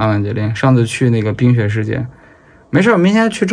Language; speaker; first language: Chinese; native; Chinese